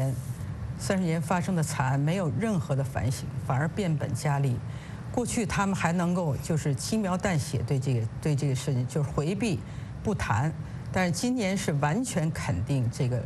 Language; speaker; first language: Chinese; native; Chinese